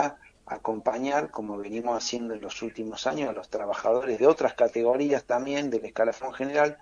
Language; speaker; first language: Spanish; native; Spanish